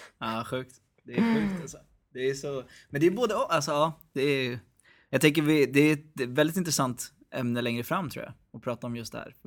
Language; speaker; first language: Swedish; early bilingual, other home language; Arabic